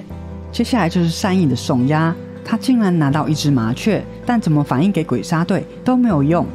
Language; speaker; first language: Chinese; native; Chinese